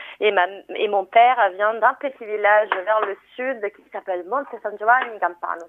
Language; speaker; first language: French; non-native, fluent; Italian